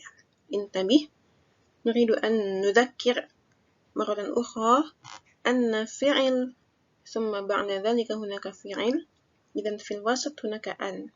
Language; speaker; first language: Arabic; non-native, fluent; Indonesian